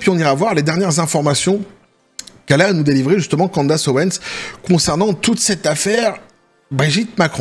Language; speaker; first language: French; native; French